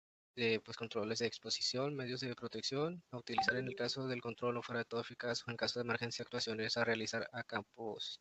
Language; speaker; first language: Spanish; native; Spanish